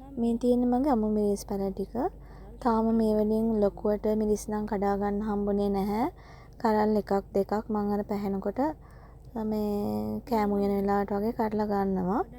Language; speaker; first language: Sinhala; native; Sinhala